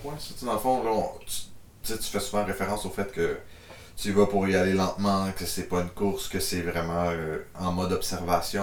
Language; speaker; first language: French; native; French